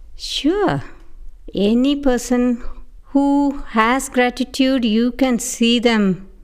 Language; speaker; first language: English; non-native, local second language; Tamil